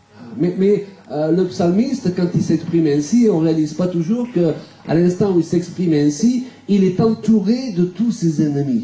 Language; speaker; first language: French; native; French